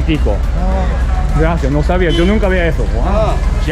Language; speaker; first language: Spanish; non-native, learner; Japanese